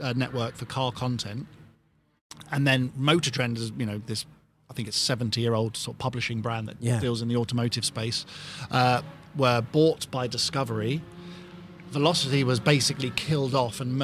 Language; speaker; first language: English; native; English